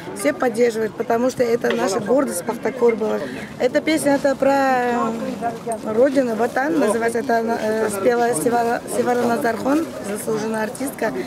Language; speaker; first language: Russian; non-native, local second language; Uzbek